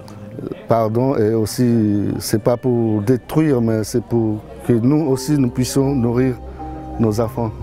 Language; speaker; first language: French; non-native, local second language; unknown